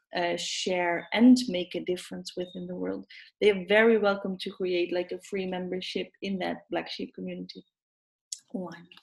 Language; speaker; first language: English; non-native, fluent; Dutch